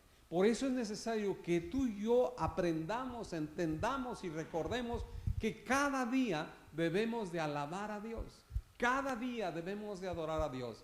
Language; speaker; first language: Spanish; native; Spanish